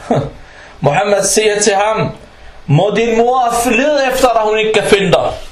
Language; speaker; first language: Danish; non-native, fluent; Arabic